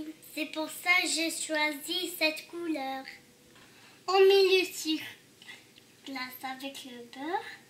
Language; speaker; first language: French; non-native, fluent; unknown